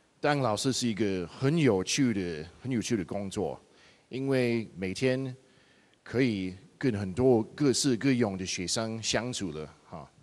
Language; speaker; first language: Chinese; non-native, fluent; English